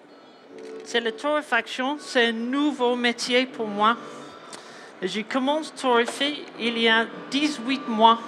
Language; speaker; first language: French; non-native, learner; English